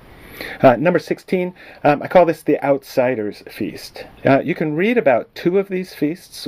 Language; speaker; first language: English; native; English